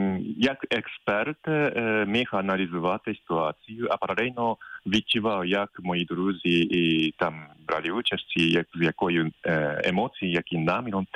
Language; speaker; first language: Ukrainian; non-native, fluent; Japanese